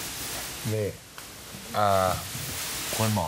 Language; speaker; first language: Thai; native; Thai